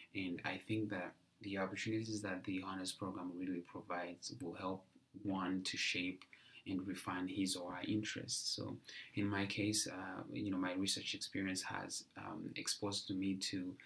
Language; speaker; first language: English; non-native, local second language; Kinyarwanda